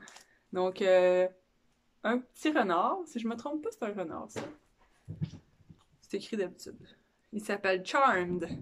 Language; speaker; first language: French; native; French